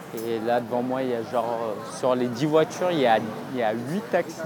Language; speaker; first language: French; native; French